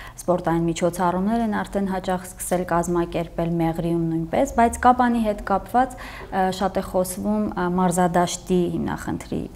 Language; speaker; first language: Armenian; native; Armenian